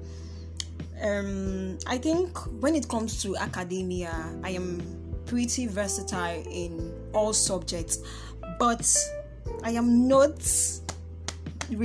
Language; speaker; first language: English; non-native, local second language; Igbo